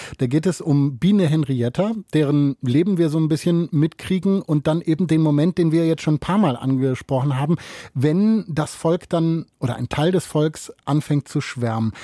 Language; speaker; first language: German; native; German